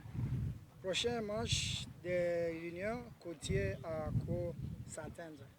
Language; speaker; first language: French; non-native, learner; Swahili